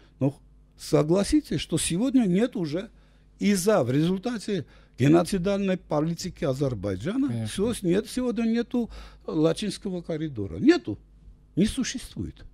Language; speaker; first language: Russian; non-native, local second language; Armenian